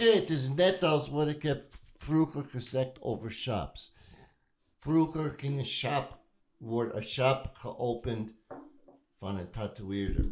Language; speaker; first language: Dutch; non-native, learner; English